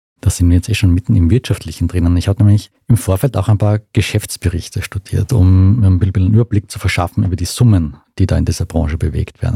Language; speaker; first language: German; native; German